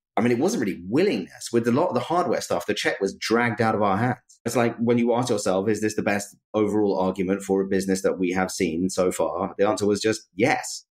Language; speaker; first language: English; native; English